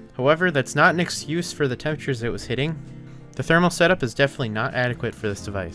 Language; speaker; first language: English; native; English